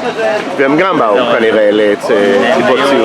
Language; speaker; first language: Hebrew; non-native, fluent; English